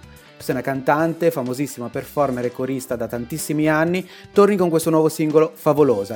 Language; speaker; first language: Italian; native; Italian